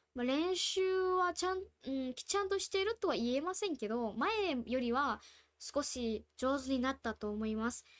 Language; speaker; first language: Japanese; non-native, fluent; Burmese